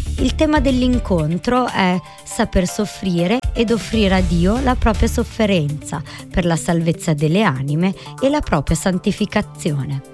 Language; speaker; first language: Italian; non-native, fluent; Croatian